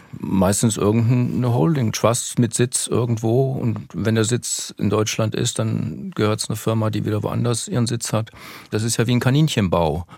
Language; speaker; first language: German; native; German